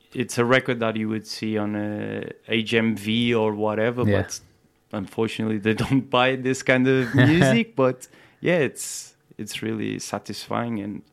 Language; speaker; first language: English; non-native, fluent; Portuguese